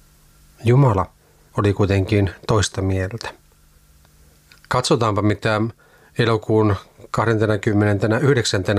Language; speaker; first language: Finnish; native; Finnish